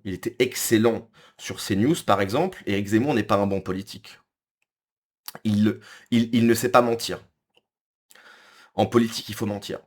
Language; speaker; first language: French; native; French